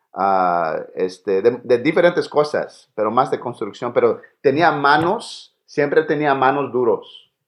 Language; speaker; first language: Spanish; early bilingual, heritage; Spanish